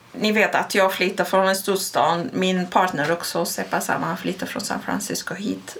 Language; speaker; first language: Swedish; non-native, fluent; Arabic